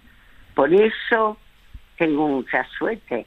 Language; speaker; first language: Spanish; early bilingual, other home language; French